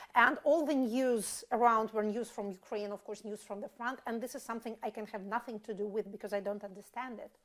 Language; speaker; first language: English; non-native, fluent; Russian